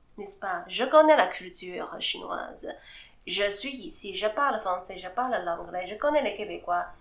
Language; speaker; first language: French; non-native, fluent; Chinese